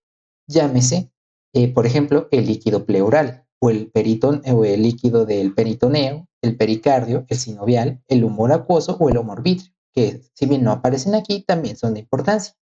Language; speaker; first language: Spanish; native; Spanish